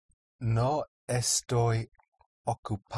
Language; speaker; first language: Spanish; non-native, learner; English